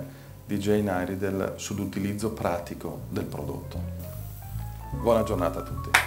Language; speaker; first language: Italian; native; Italian